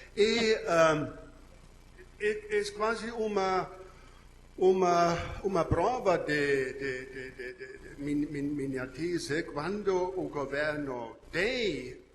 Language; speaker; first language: Portuguese; non-native, learner; German